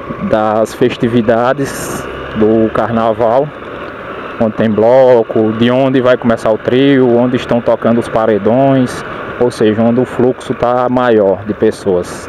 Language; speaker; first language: Portuguese; native; Portuguese